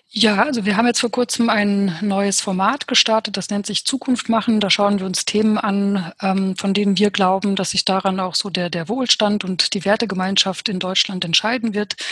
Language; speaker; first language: German; early bilingual, other home language; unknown